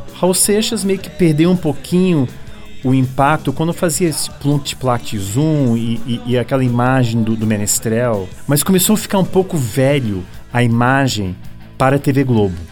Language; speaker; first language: Portuguese; early bilingual, other home language; English